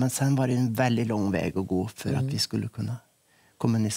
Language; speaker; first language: Swedish; native; Swedish